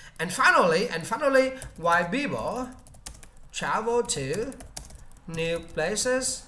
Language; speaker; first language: English; non-native, learner; Vietnamese